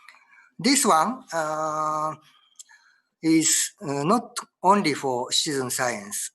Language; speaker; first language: English; non-native, learner; Japanese